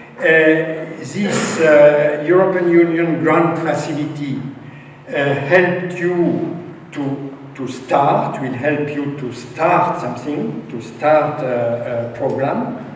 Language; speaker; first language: English; non-native, fluent; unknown